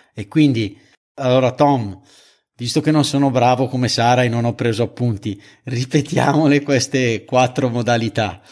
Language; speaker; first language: Italian; native; Italian